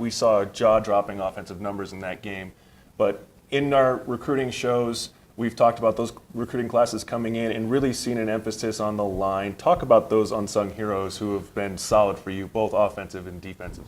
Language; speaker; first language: English; native; English